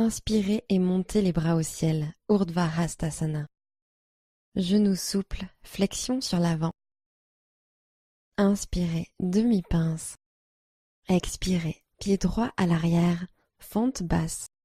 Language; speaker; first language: French; native; French